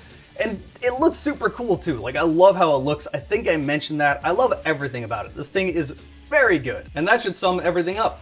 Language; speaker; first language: English; native; English